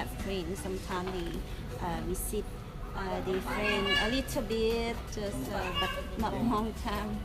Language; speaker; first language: English; non-native, learner; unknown